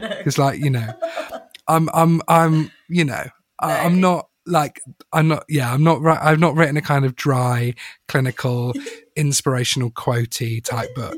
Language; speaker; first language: English; native; English